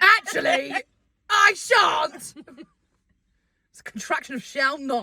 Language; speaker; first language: English; native; English